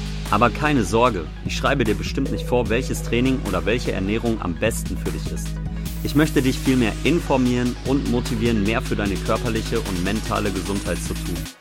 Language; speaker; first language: German; native; German